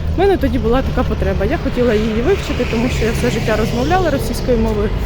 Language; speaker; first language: Ukrainian; non-native, local second language; Russian